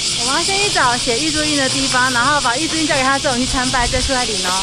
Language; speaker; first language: Chinese; native; Chinese